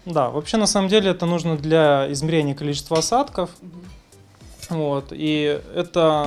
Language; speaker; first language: Russian; native; Russian